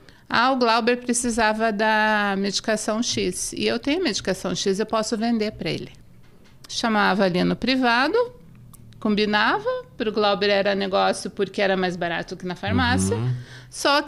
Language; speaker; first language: Portuguese; native; Portuguese